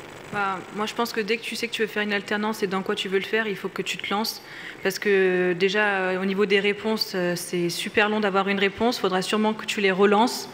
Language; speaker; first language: French; native; French